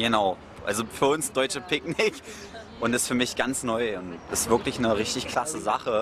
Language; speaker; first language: German; native; German